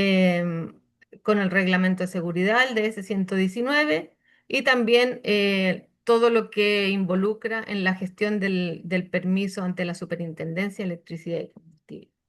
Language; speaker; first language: Spanish; native; Spanish